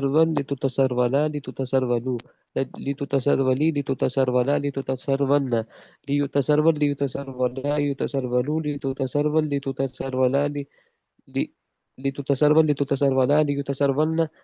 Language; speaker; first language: Arabic; non-native, learner; Urdu